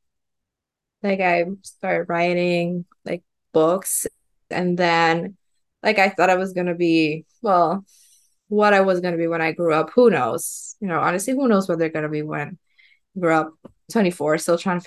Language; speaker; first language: English; non-native, fluent; Spanish